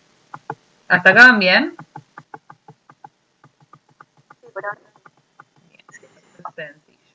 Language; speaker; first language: Spanish; native; Spanish